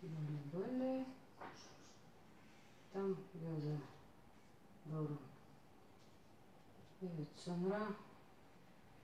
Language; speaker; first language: Turkish; non-native, learner; Russian